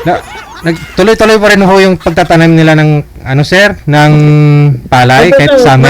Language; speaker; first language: Filipino; native; Filipino